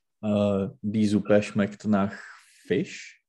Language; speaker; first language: German; non-native, learner; Czech